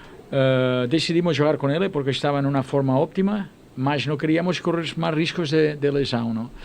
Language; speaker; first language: Portuguese; non-native, fluent; Spanish